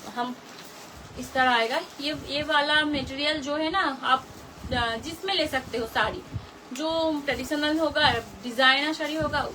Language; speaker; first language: Hindi; non-native, local second language; Bangla